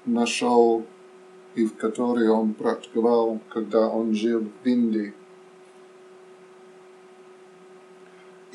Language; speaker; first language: Russian; non-native, fluent; English